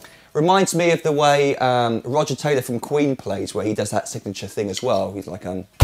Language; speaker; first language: English; native; English